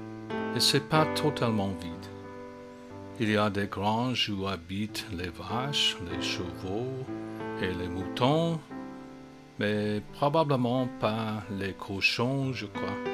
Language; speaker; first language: French; non-native, fluent; English